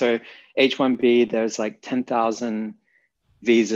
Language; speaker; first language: English; native; English